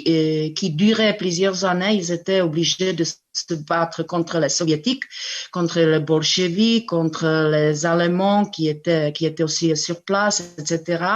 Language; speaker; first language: French; non-native, fluent; Czech